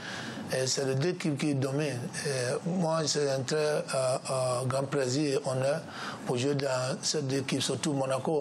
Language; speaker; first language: French; non-native, learner; English